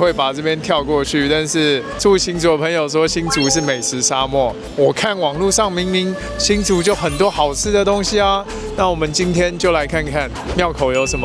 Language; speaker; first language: Chinese; native; Chinese